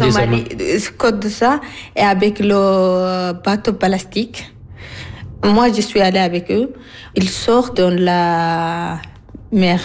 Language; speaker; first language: French; non-native, learner; Arabic